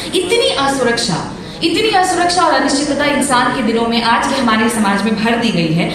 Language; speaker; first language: Hindi; non-native, local second language; Assamese